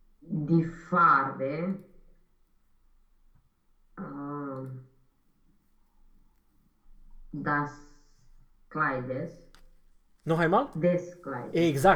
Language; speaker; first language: German; non-native, learner; Romanian